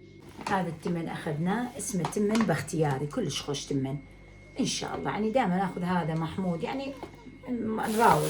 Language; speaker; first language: Arabic; native; Arabic